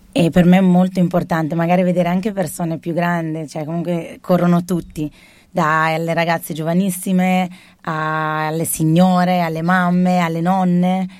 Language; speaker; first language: Italian; early bilingual, other home language; Arabic